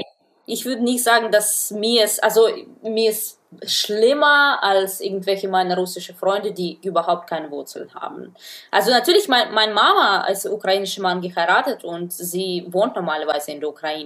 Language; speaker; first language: German; non-native, fluent; Russian